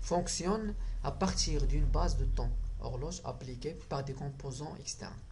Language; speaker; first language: French; non-native, local second language; Arabic